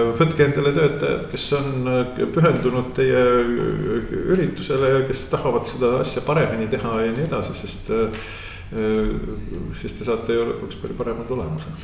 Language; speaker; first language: Estonian; native; Estonian